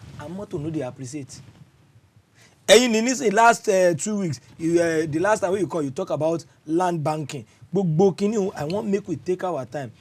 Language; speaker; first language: Nigerian Pidgin; native; Nigerian Pidgin